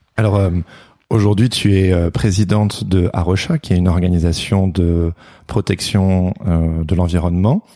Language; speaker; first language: French; native; French